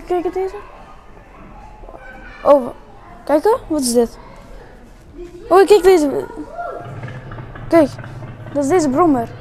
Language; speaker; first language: Dutch; early bilingual, other home language; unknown